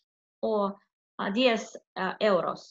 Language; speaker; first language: Spanish; non-native, learner; Russian